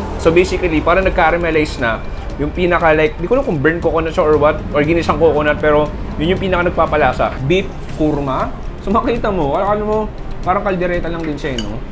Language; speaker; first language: Filipino; native; Filipino